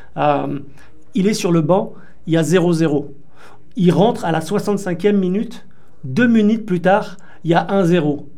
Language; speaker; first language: French; native; French